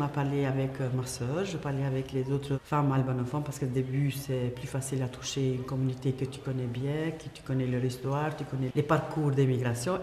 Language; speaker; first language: French; non-native, fluent; Albanian